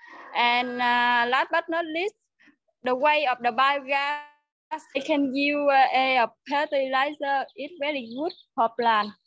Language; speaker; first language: English; non-native, learner; Vietnamese